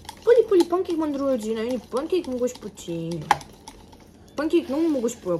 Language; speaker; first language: Korean; non-native, learner; Russian